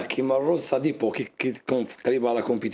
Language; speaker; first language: Arabic; native; Arabic